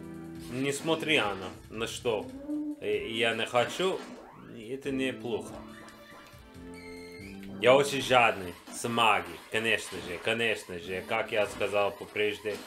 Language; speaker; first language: Russian; non-native, learner; English